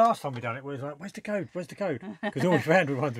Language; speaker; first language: English; native; English